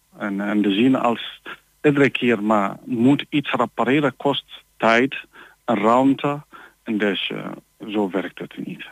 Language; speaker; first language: Dutch; non-native, learner; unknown